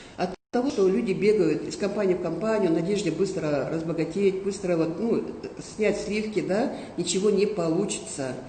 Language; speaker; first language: Russian; non-native, local second language; Kazakh